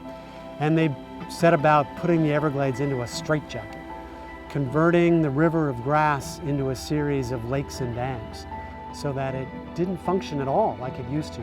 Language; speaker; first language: English; native; English